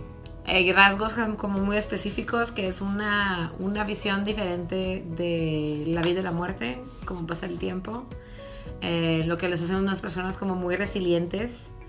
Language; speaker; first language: Spanish; non-native, fluent; French